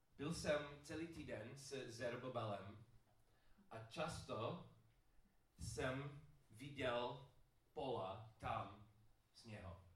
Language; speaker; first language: Czech; non-native, learner; English